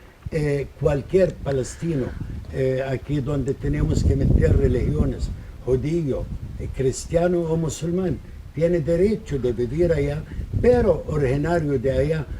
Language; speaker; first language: Spanish; non-native, fluent; Arabic